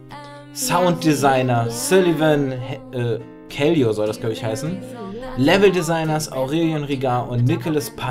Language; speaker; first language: German; native; German